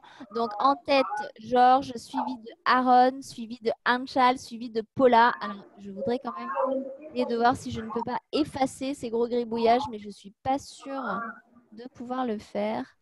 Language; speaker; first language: French; native; French